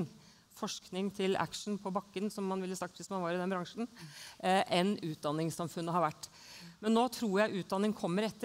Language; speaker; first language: Norwegian; native; Norwegian